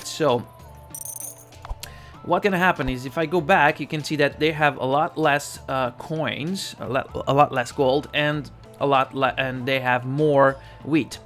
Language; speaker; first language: English; non-native, fluent; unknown